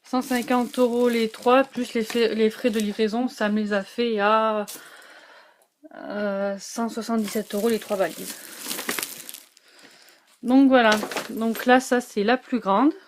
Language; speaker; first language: French; native; French